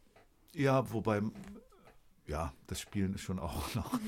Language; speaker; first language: German; native; German